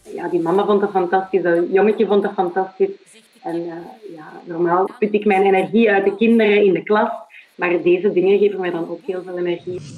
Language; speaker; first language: Dutch; native; Dutch